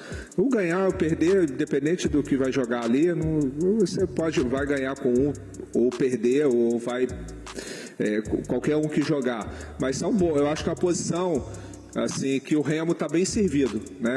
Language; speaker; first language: Portuguese; native; Portuguese